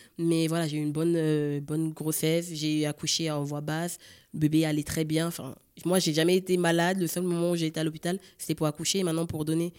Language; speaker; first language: French; native; French